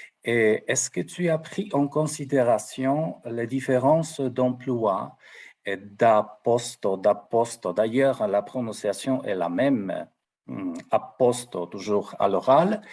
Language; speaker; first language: French; non-native, fluent; Polish